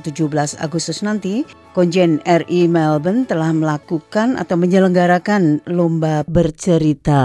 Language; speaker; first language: Indonesian; native; Indonesian